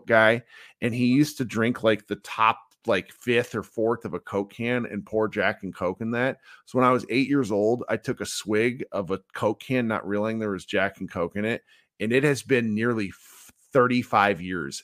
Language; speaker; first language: English; native; English